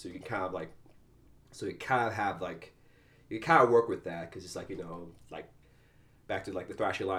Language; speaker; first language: English; early bilingual, other home language; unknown